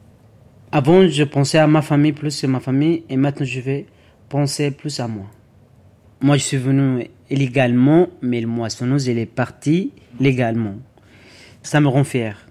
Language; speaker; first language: French; non-native, learner; Arabic